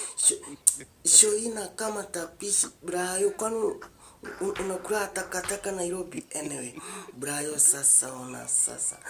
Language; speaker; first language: Swahili; native; Swahili